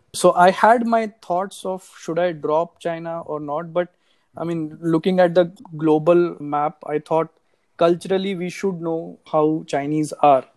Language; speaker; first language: English; non-native, local second language; Hindi